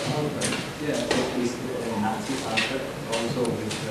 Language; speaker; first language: English; non-native, fluent; Czech